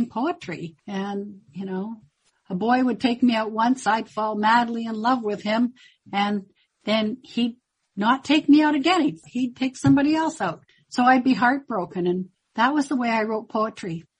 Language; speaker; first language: English; native; English